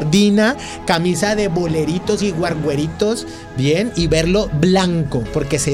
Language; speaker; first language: Spanish; native; Spanish